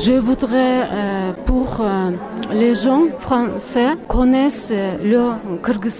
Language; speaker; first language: French; non-native, learner; Kyrgyz